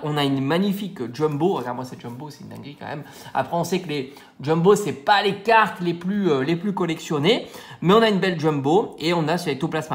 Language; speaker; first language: French; native; French